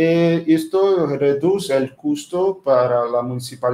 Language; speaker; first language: Spanish; non-native, fluent; Portuguese